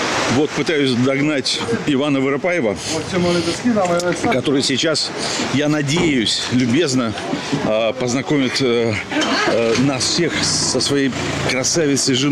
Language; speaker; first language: Russian; native; Russian